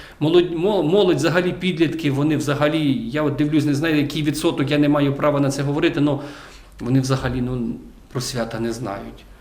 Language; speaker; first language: Ukrainian; native; Ukrainian